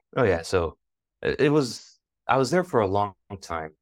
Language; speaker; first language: English; native; English